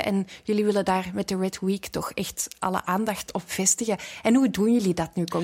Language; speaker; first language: Dutch; native; Dutch